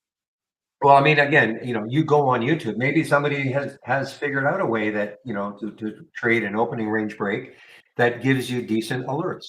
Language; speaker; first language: English; native; English